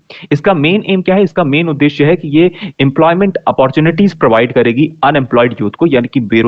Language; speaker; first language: Hindi; native; Hindi